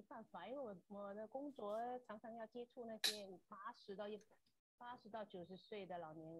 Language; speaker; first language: Chinese; native; Chinese